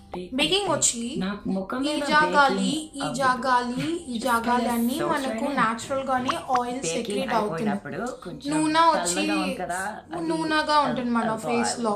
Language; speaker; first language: Telugu; native; Telugu